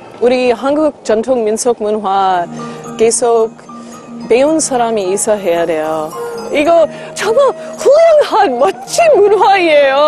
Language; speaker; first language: Korean; non-native, learner; English